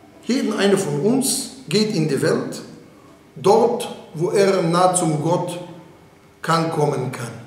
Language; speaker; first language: German; non-native, fluent; Hebrew